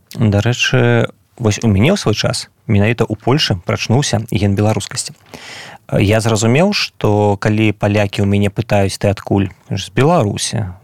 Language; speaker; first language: Belarusian; non-native, local second language; Russian